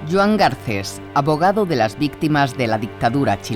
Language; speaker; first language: Spanish; native; Spanish